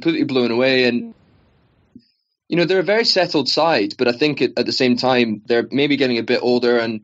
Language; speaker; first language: English; native; English